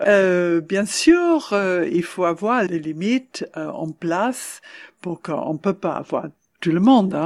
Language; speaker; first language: French; non-native, fluent; English